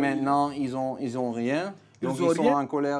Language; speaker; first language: French; non-native, fluent; Dutch